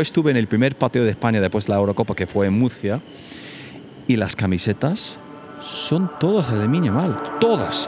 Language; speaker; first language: Spanish; non-native, fluent; English